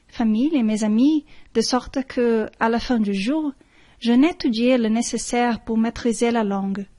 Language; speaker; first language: French; non-native, learner; Portuguese